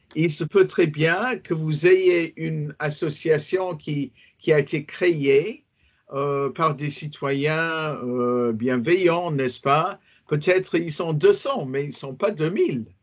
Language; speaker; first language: French; non-native, fluent; English